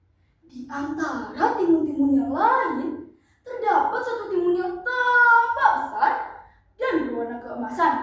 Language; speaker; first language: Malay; non-native, local second language; Balinese